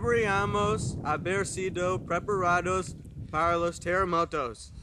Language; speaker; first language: Spanish; non-native, learner; English